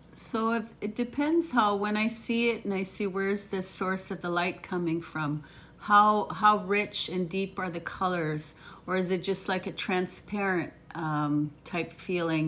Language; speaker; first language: English; early bilingual, other home language; Italian